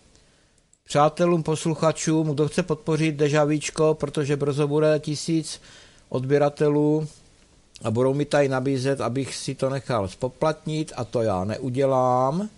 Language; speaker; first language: Czech; native; Czech